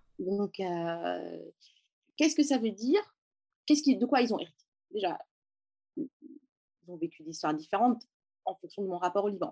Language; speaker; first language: French; native; French